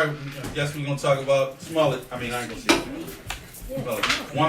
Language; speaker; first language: English; native; English